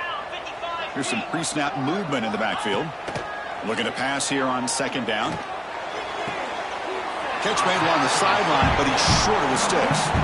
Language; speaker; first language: English; native; English